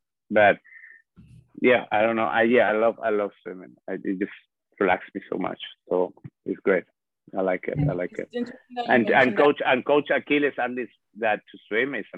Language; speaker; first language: English; non-native, fluent; Spanish